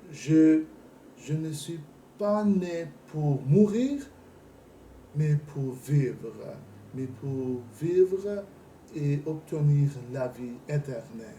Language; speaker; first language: French; non-native, learner; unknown